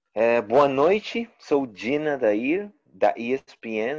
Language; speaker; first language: Portuguese; non-native, learner; Spanish